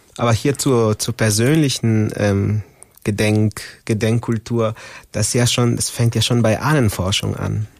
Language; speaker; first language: German; non-native, fluent; Spanish